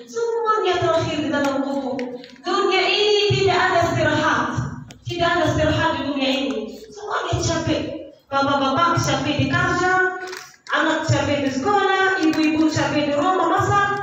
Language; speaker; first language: Indonesian; non-native, learner; Arabic